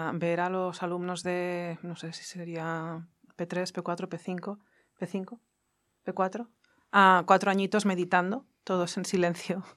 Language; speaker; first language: Spanish; native; Spanish